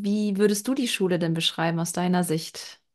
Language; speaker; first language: German; native; German